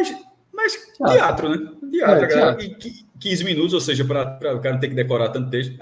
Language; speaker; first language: Portuguese; native; Portuguese